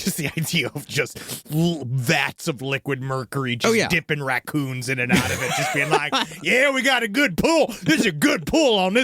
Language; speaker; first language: English; native; English